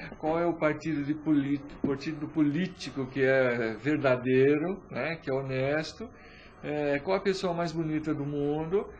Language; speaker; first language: Portuguese; native; Portuguese